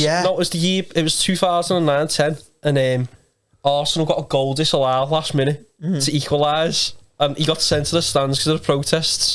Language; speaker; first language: English; native; English